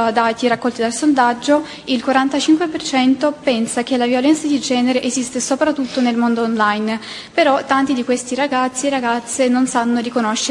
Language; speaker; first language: Italian; non-native, fluent; Ukrainian